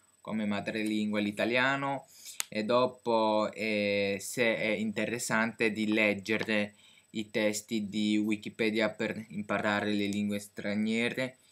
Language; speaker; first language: Italian; non-native, fluent; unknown